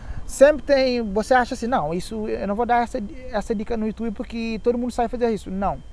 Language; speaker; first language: Portuguese; non-native, local second language; Kabuverdianu